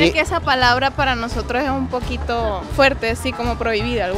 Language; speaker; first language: Spanish; native; Spanish